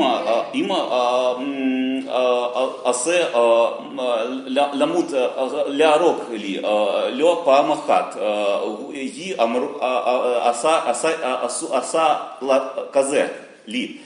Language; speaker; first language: Hebrew; non-native, learner; Russian